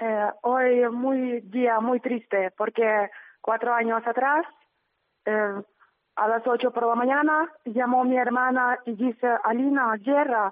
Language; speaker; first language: Spanish; non-native, learner; Ukrainian